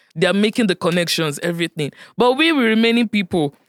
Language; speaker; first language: English; non-native, local second language; Yoruba